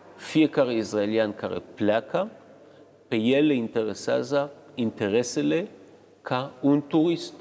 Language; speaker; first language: Romanian; early bilingual, heritage; Hebrew